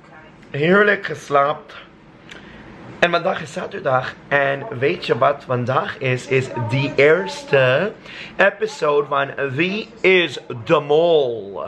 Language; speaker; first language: Dutch; non-native, learner; English